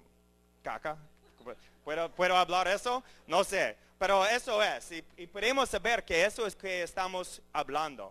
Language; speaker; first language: Spanish; non-native, learner; English